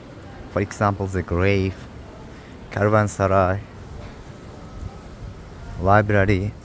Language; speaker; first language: English; non-native, learner; Azerbaijani